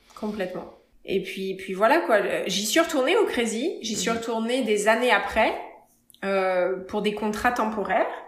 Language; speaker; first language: French; native; French